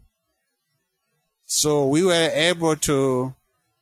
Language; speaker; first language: English; non-native, local second language; Kinyarwanda